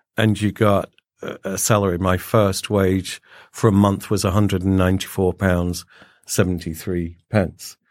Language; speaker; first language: English; native; English